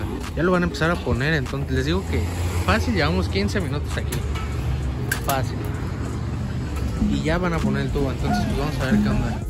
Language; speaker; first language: Spanish; native; Spanish